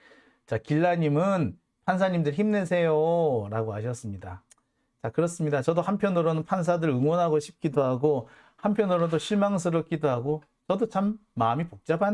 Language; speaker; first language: Korean; native; Korean